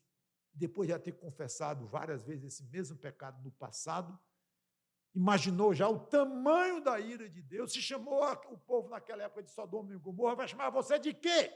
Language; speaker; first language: Portuguese; native; Portuguese